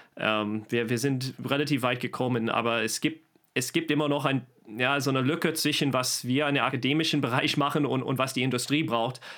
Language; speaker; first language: German; non-native, fluent; English